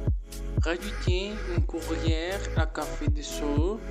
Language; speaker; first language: French; non-native, learner; Spanish